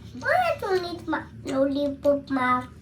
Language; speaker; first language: Dutch; early bilingual, other home language; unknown